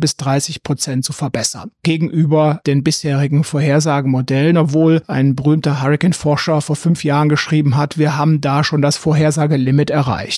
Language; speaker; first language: German; native; German